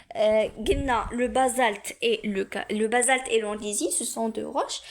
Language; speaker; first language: French; non-native, local second language; Arabic